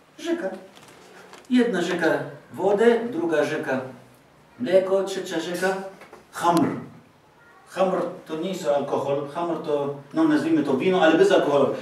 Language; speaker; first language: Polish; non-native, fluent; Arabic